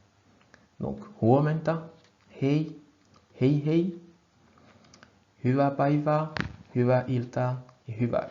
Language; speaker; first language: Finnish; non-native, fluent; French